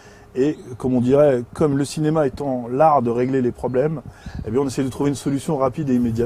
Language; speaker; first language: French; native; French